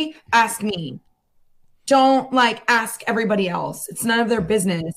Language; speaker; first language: English; native; English